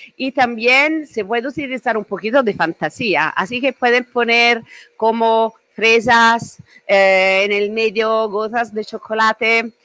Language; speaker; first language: Spanish; non-native, learner; Italian